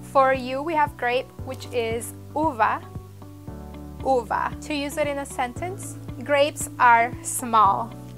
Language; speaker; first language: English; early bilingual, other home language; Spanish